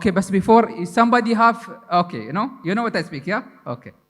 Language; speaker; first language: English; non-native, learner; Arabic